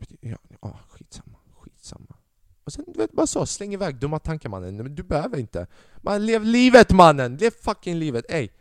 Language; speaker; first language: Swedish; early bilingual, other home language; Albanian